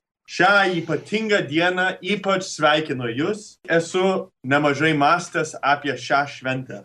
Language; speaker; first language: Lithuanian; early bilingual, heritage; Lithuanian